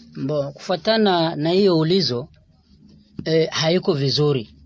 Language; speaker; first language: Swahili; non-native, local second language; Rundi